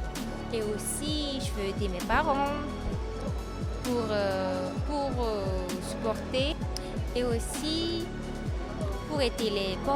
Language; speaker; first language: French; non-native, local second language; Malagasy